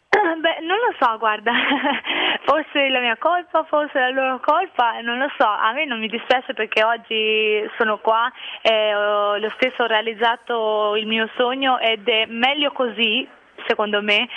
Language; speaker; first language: Italian; non-native, fluent; Albanian